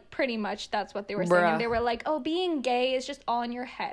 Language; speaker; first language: English; early bilingual, other home language; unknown